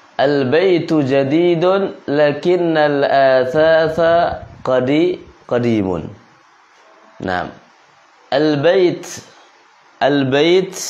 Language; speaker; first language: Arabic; non-native, fluent; Indonesian